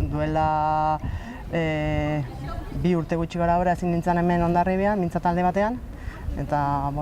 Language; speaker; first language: Basque; non-native, local second language; Spanish